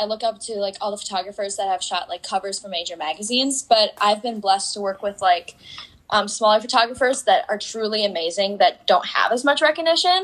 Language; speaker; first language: English; native; English